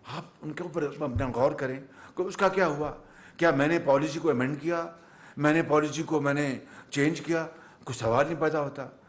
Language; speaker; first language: Urdu; non-native, local second language; Punjabi